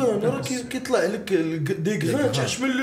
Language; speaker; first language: Arabic; native; Arabic